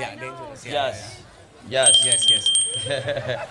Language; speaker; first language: English; non-native, learner; Gujarati